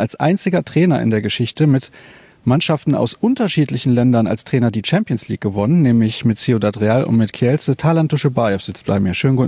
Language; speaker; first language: German; native; German